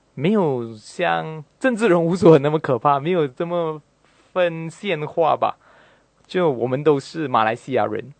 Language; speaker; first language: Chinese; native; Chinese